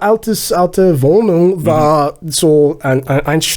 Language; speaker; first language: German; non-native, learner; Zulu